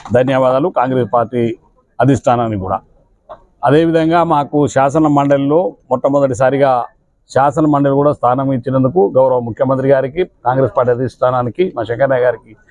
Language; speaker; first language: Telugu; non-native, local second language; Lambadi